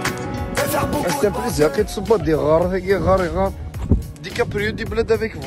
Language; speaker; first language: French; non-native, local second language; Arabic